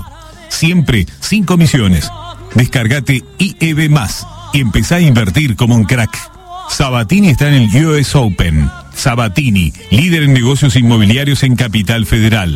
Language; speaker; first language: Spanish; native; Spanish